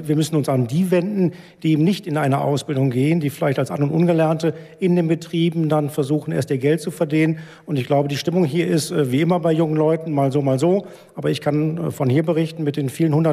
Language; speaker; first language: German; native; German